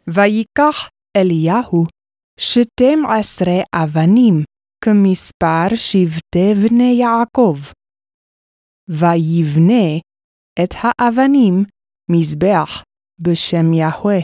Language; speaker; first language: Hebrew; non-native, fluent; English